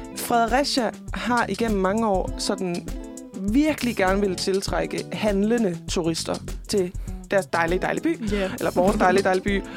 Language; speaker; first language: Danish; native; Danish